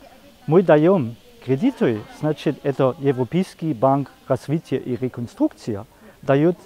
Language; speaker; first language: Russian; non-native, fluent; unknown